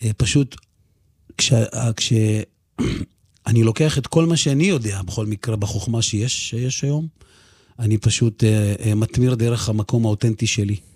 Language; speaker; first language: Hebrew; early bilingual, other home language; Russian